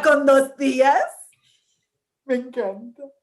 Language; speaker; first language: Spanish; early bilingual, heritage; English